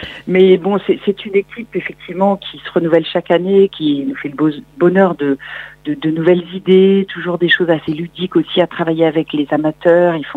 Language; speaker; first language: French; native; French